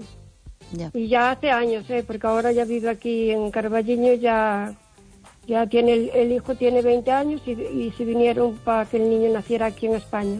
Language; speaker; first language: Spanish; native; Spanish